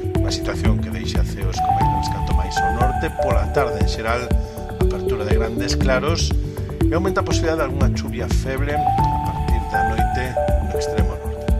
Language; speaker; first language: Galician; native; Galician